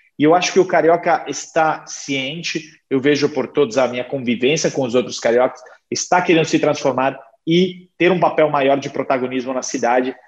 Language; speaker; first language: Portuguese; non-native, fluent; Italian